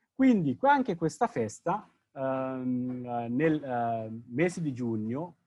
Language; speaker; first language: Italian; non-native, fluent; Sinhala